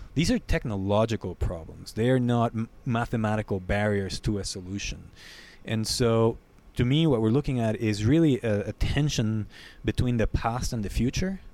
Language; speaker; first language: English; non-native, fluent; Spanish